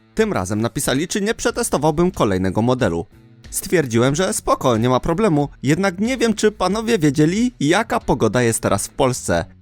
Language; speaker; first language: Polish; native; Polish